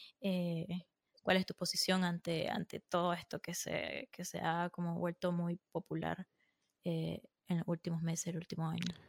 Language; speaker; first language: Spanish; native; Spanish